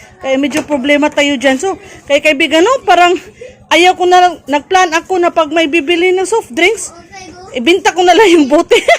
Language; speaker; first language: Filipino; native; Filipino